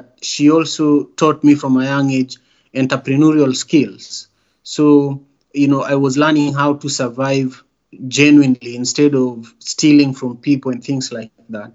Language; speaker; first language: English; non-native, local second language; Luo (Kenya and Tanzania)